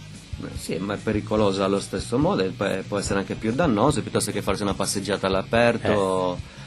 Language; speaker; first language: Italian; native; Italian